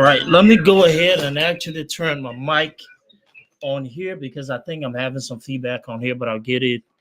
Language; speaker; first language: English; native; English